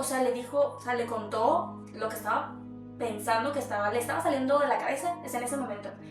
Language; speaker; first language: Spanish; native; Spanish